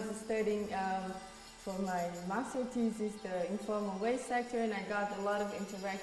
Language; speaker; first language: English; non-native, fluent; Portuguese